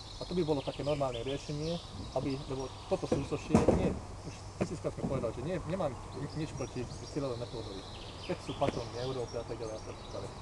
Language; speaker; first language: Slovak; non-native, local second language; Hungarian